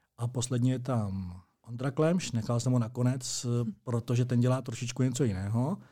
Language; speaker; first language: Czech; native; Czech